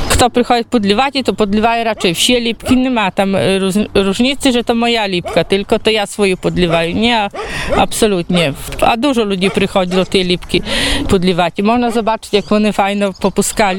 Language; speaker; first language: Polish; non-native, local second language; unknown